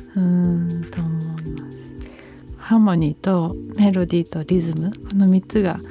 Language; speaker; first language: Japanese; early bilingual, heritage; Japanese